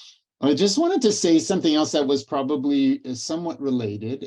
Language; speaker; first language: English; native; English